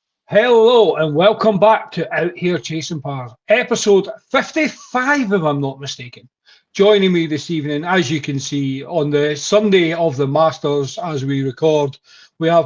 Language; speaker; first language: English; native; English